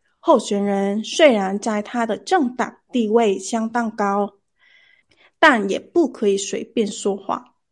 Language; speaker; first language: Chinese; non-native, learner; Vietnamese